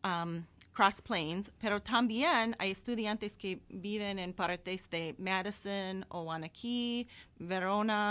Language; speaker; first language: Spanish; non-native, fluent; English